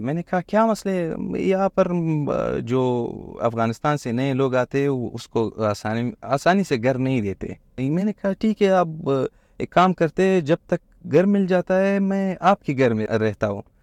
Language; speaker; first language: Urdu; non-native, fluent; Pashto